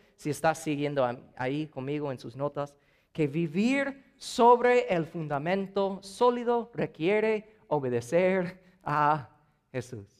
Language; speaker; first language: Spanish; non-native, fluent; English